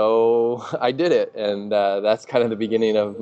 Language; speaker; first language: English; native; English